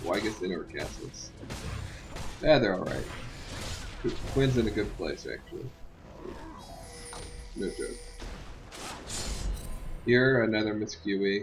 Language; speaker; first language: English; native; English